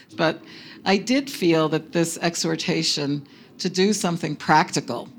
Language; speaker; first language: English; early bilingual, other home language; Spanish